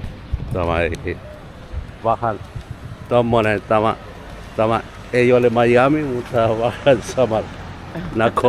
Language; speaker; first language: Finnish; non-native, learner; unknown